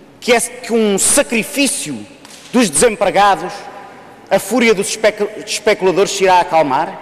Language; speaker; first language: Portuguese; native; Portuguese